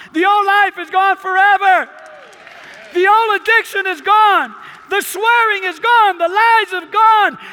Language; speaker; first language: English; non-native, fluent; Spanish